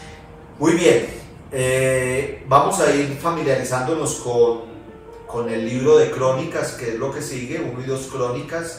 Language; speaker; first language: Spanish; native; Spanish